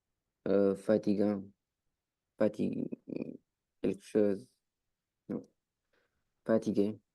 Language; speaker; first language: French; non-native, learner; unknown